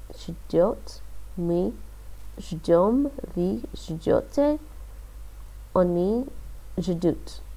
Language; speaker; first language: Russian; non-native, learner; English